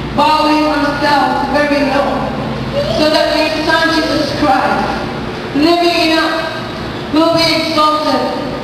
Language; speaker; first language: English; non-native, local second language; Filipino